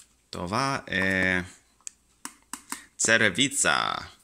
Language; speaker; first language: Bulgarian; non-native, learner; Russian